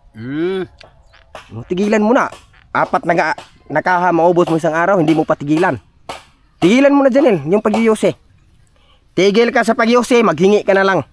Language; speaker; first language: Filipino; non-native, local second language; Cebuano